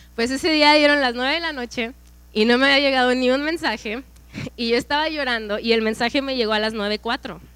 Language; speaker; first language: Spanish; native; Spanish